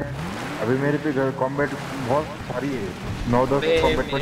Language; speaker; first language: Hindi; native; Hindi